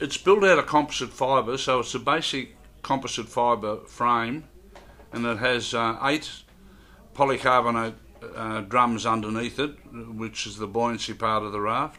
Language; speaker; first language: English; native; English